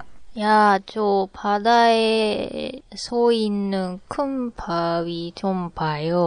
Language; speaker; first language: Korean; non-native, learner; Japanese